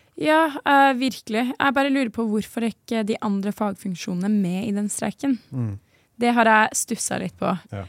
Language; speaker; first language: Norwegian; native; Norwegian